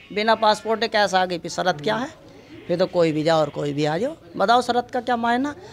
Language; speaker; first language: Hindi; native; Hindi